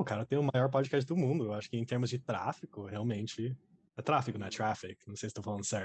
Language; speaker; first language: Portuguese; non-native, fluent; English